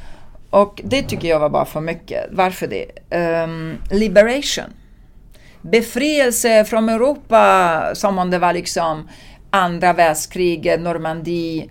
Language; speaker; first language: Swedish; non-native, fluent; Italian